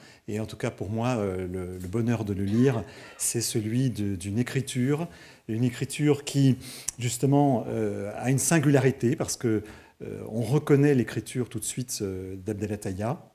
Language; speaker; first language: French; native; French